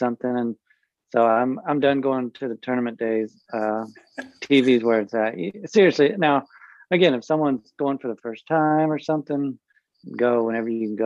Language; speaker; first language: English; native; English